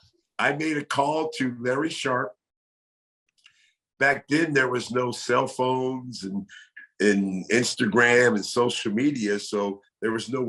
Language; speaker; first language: English; native; English